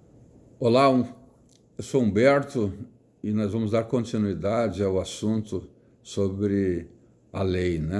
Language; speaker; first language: Portuguese; native; Portuguese